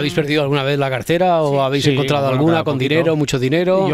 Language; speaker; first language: Spanish; native; Spanish